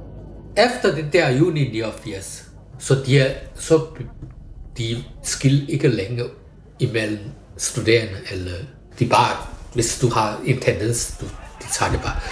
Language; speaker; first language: Danish; non-native, fluent; Chinese